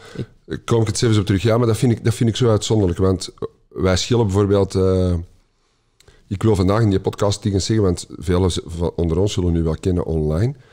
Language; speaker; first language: Dutch; native; Dutch